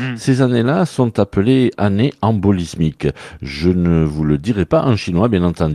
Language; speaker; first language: French; native; French